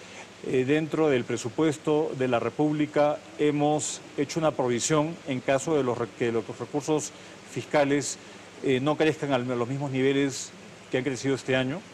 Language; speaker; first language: Spanish; native; Spanish